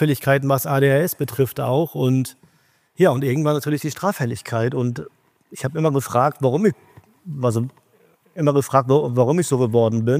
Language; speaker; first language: German; early bilingual, other home language; Urdu